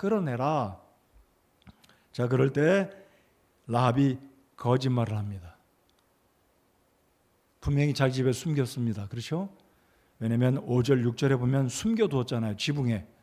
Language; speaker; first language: Korean; native; Korean